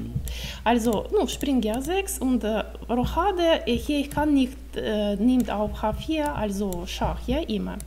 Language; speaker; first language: German; non-native, learner; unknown